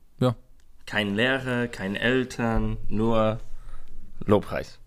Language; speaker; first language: German; non-native, learner; English